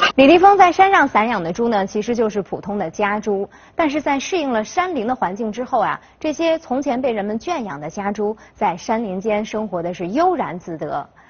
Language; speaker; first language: Chinese; native; Chinese